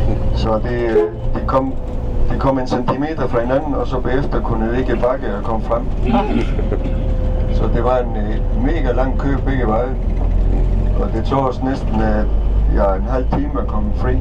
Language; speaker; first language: Danish; non-native, fluent; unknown